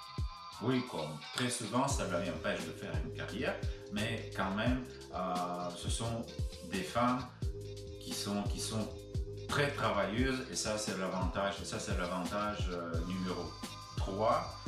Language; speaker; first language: French; non-native, fluent; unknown